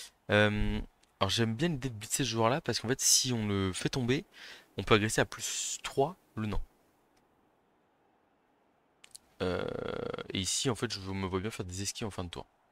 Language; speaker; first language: French; native; French